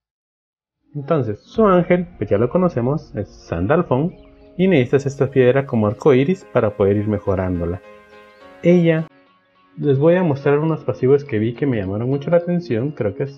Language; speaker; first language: Spanish; native; Spanish